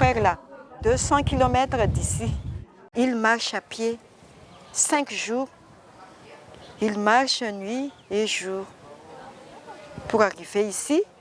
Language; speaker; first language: French; non-native, learner; Malagasy